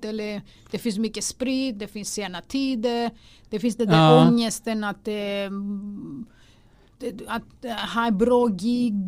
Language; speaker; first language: Swedish; non-native, fluent; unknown